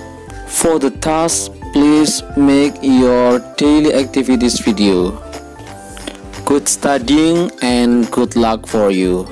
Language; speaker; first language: English; non-native, fluent; Indonesian